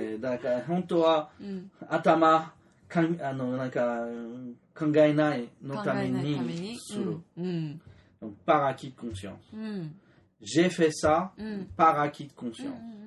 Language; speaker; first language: Japanese; non-native, learner; French